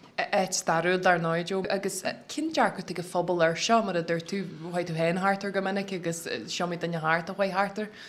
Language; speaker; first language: Irish; native; Irish